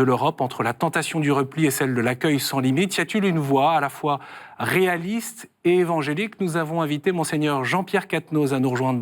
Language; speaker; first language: French; native; French